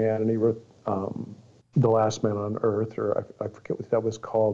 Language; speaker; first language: English; native; English